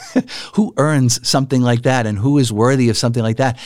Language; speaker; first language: English; native; English